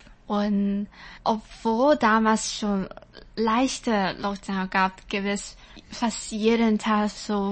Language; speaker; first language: German; non-native, learner; Chinese